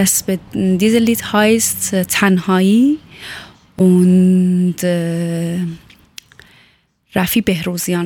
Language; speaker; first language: German; non-native, learner; Persian